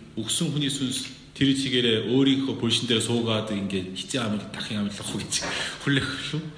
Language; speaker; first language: Mongolian; non-native, fluent; Korean